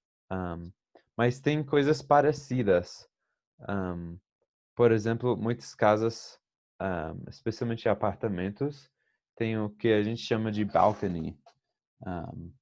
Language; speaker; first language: Portuguese; non-native, fluent; English